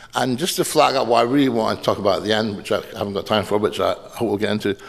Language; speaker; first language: English; native; English